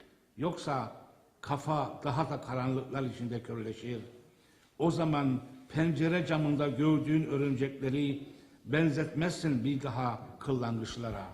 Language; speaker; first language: Turkish; native; Turkish